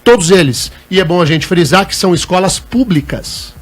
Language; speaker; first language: Portuguese; native; Portuguese